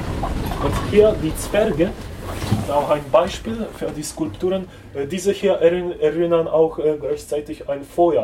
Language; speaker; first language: German; non-native, fluent; Polish